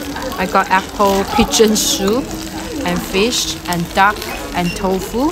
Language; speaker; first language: English; non-native, learner; Chinese